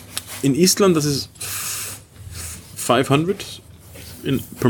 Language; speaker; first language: German; non-native, learner; Dutch